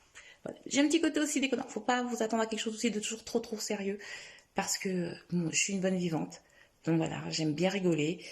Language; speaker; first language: French; native; French